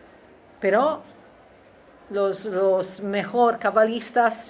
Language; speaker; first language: Spanish; non-native, learner; Italian